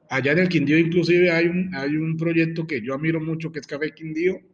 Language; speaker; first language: Spanish; native; Spanish